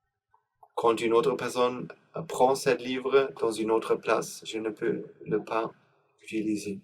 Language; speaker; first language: French; non-native, learner; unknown